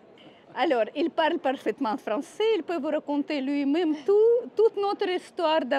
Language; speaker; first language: French; non-native, fluent; Russian